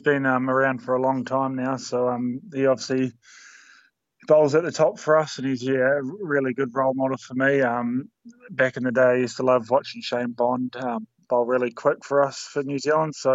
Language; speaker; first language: English; native; English